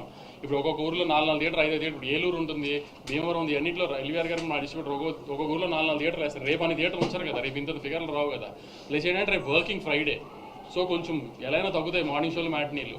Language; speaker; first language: Telugu; native; Telugu